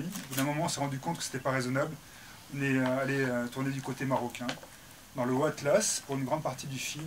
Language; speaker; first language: French; native; French